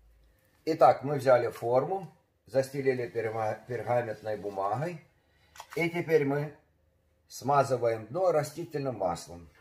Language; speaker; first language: Russian; native; Russian